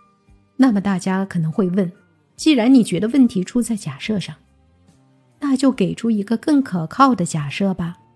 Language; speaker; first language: Chinese; native; Chinese